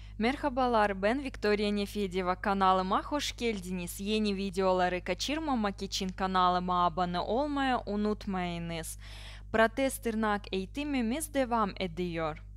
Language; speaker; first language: Turkish; non-native, learner; Russian